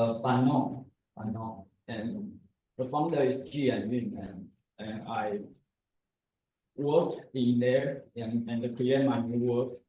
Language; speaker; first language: English; non-native, learner; Chinese